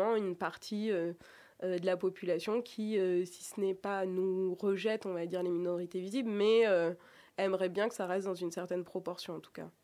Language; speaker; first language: French; native; French